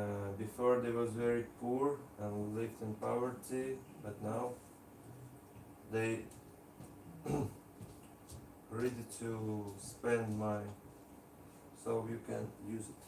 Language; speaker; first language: English; non-native, learner; Russian